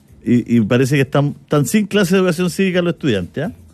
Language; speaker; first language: Spanish; native; Spanish